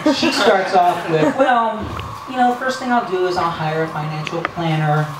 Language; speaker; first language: English; native; English